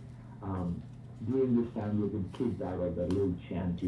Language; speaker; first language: English; non-native, local second language; Bangla